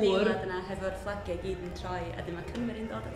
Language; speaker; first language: Welsh; native; Welsh